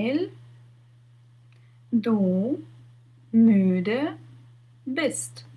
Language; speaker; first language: German; non-native, fluent; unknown